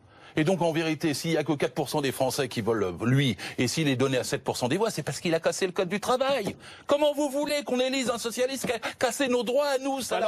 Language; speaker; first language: French; native; French